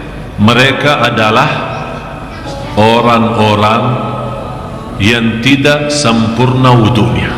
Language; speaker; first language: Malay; non-native, fluent; Arabic